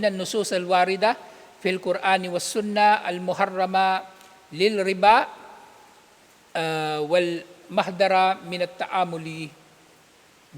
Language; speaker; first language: Arabic; non-native, fluent; Filipino